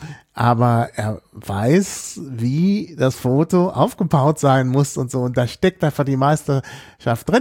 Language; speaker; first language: German; native; German